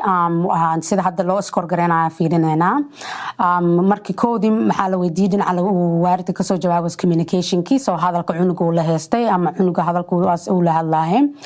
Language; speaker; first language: Somali; early bilingual, heritage; Somali